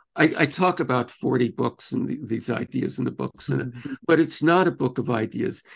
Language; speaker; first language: English; native; English